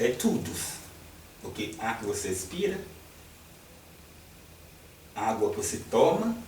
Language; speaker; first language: Portuguese; non-native, fluent; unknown